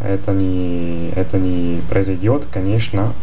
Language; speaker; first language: Russian; non-native, fluent; Italian